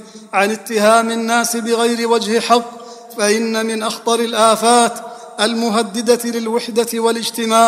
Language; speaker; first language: Arabic; native; Arabic